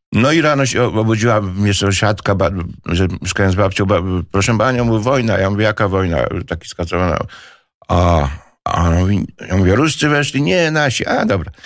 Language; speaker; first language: Polish; native; Polish